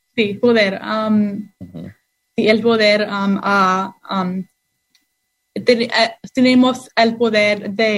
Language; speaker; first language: Spanish; non-native, learner; English